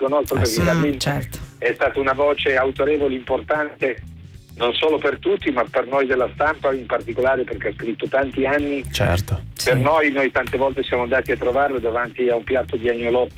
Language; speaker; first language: Italian; native; Italian